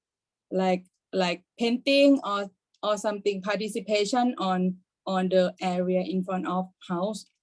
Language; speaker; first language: English; non-native, learner; Thai